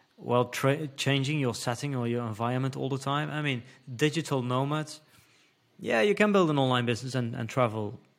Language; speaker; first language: English; non-native, fluent; Dutch